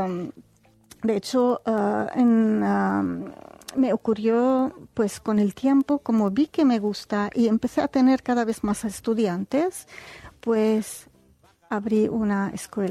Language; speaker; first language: Spanish; non-native, fluent; Arabic